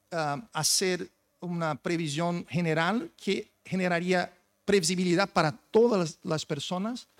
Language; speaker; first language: Spanish; non-native, fluent; Portuguese